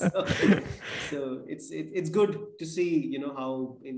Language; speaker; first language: English; non-native, local second language; Punjabi